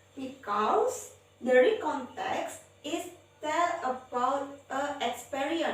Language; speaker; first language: English; non-native, learner; Indonesian